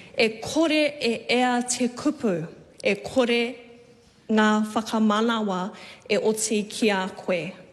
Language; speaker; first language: Māori; native; Māori